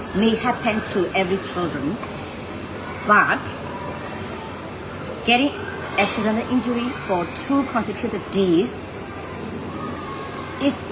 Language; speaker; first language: English; non-native, learner; Burmese